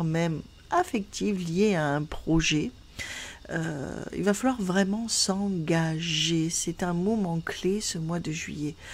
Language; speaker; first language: French; native; French